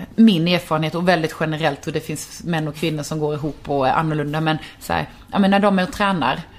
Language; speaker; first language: Swedish; native; Swedish